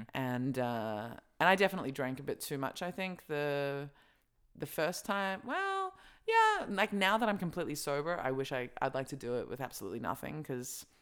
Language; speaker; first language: English; native; English